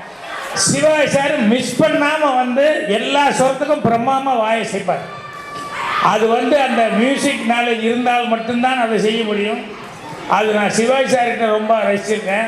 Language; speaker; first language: Tamil; native; Tamil